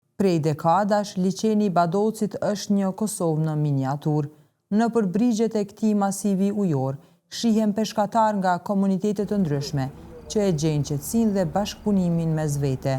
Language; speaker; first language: Albanian; native; Albanian